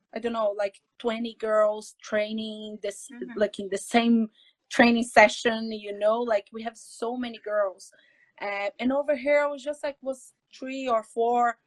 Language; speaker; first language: English; non-native, fluent; Portuguese